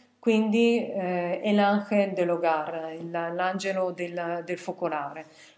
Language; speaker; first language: Italian; native; Italian